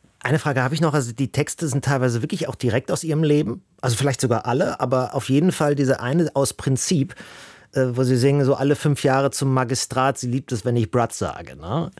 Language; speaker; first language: German; native; German